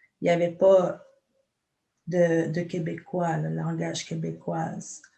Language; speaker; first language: French; non-native, local second language; Innu-aimun